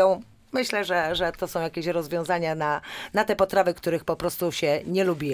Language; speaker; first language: Polish; native; Polish